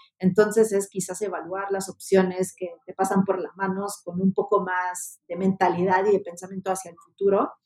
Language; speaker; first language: Spanish; non-native, fluent; Italian